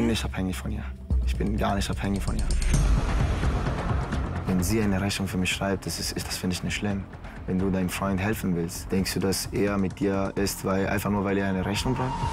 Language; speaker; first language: German; non-native, fluent; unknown